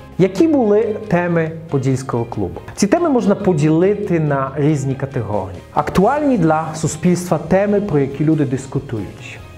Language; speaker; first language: Ukrainian; non-native, fluent; Russian